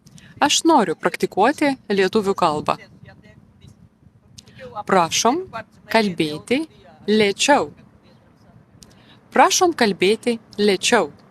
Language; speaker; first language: Lithuanian; non-native, learner; Russian